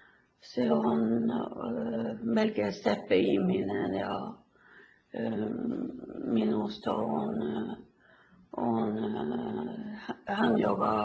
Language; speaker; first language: Finnish; early bilingual, heritage; Finnish